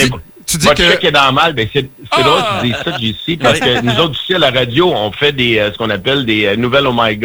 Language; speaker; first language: French; native; French